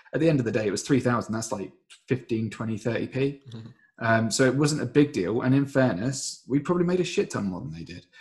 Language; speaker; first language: English; native; English